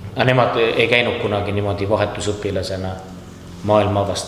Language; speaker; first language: Estonian; native; Estonian